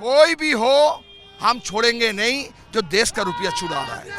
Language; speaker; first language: Hindi; non-native, local second language; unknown